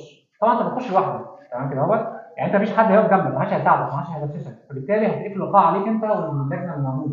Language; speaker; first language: Arabic; native; Arabic